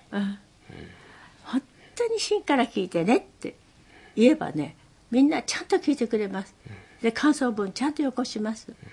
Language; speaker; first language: Japanese; native; Japanese